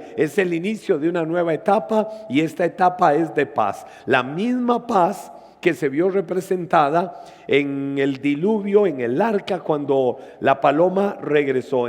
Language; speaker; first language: Spanish; native; Spanish